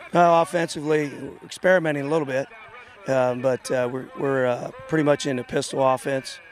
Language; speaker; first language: English; native; English